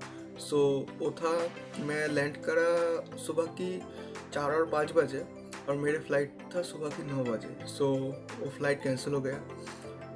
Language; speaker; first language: Hindi; non-native, local second language; Bangla